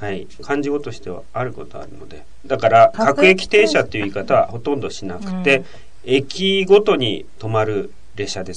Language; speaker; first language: Japanese; native; Japanese